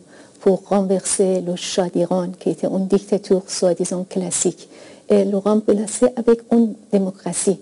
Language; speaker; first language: French; non-native, fluent; Persian